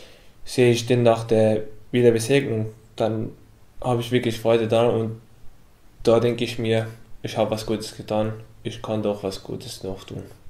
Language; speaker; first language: German; non-native, local second language; Arabic